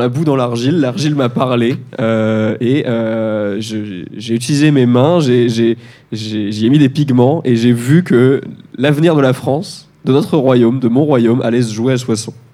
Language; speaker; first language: French; native; French